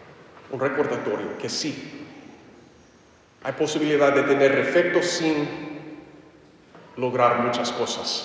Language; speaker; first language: Spanish; non-native, fluent; English